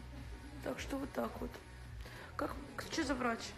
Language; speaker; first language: Russian; native; Russian